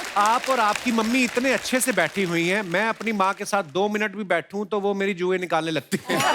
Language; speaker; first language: Hindi; non-native, local second language; Punjabi